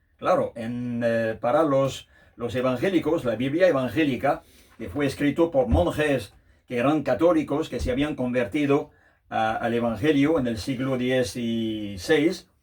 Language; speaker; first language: Spanish; non-native, fluent; French